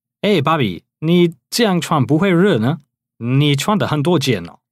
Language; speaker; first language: Chinese; non-native, fluent; English